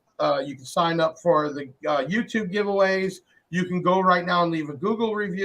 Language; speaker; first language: English; native; English